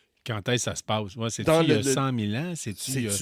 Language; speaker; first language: French; native; French